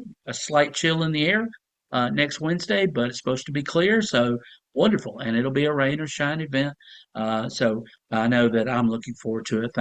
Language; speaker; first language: English; native; English